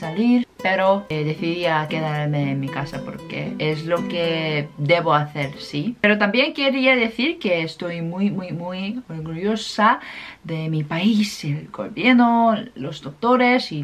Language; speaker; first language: Spanish; non-native, fluent; Korean